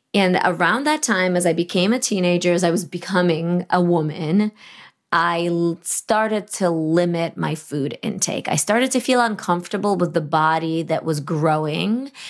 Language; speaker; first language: English; early bilingual, other home language; Russian